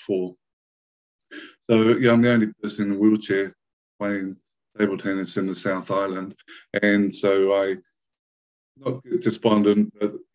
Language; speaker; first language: English; native; English